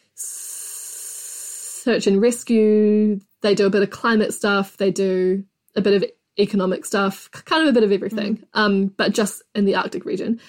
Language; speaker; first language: English; native; English